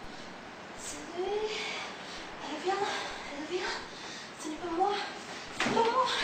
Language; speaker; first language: French; non-native, learner; Chinese